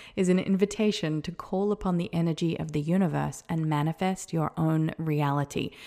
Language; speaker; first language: English; native; English